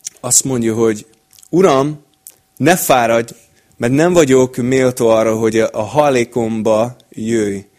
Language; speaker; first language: Hungarian; non-native, fluent; English